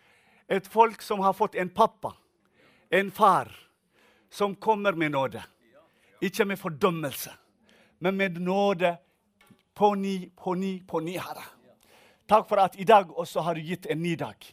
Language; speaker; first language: Norwegian; non-native, fluent; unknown